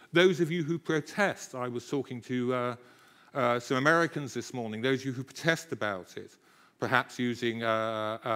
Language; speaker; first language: English; native; English